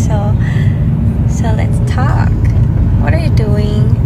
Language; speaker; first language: English; non-native, learner; Thai